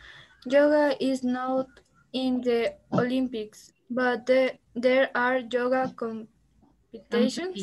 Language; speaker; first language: English; non-native, learner; Spanish